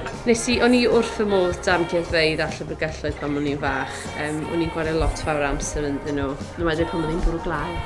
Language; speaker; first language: Welsh; native; Welsh